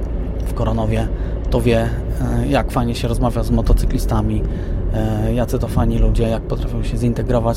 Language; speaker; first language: Polish; native; Polish